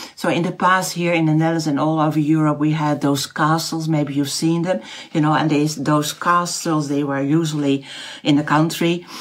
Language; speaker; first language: English; non-native, fluent; Dutch